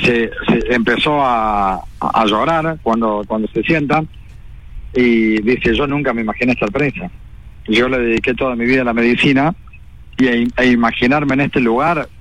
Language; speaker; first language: Spanish; native; Spanish